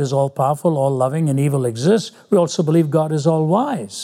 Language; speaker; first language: English; non-native, local second language; Hindi